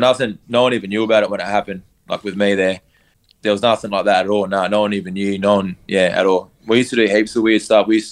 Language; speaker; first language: English; native; English